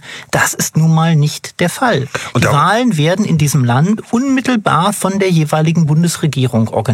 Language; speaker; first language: German; native; German